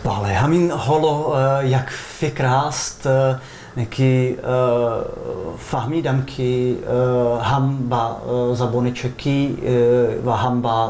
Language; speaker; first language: Persian; non-native, fluent; Czech